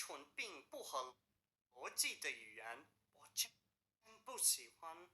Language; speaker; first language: Chinese; non-native, learner; English